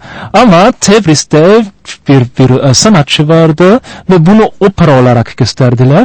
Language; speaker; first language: Turkish; non-native, fluent; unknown